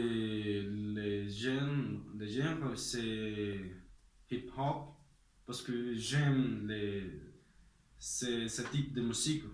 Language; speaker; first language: French; non-native, learner; Spanish